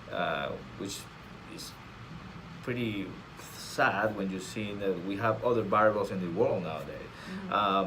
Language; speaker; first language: English; non-native, fluent; Spanish